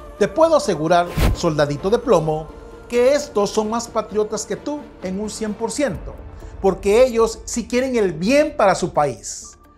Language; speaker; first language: Spanish; native; Spanish